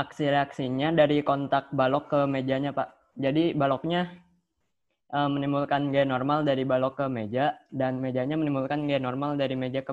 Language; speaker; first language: Indonesian; native; Indonesian